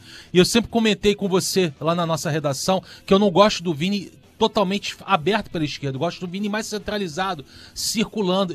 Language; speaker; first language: Portuguese; native; Portuguese